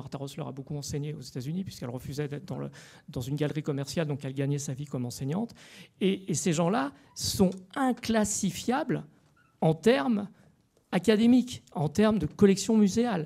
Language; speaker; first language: French; native; French